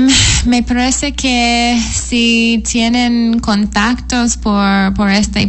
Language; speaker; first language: Spanish; non-native, fluent; English